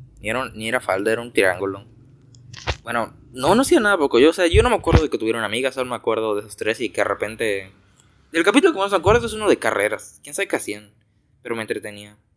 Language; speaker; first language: Spanish; native; Spanish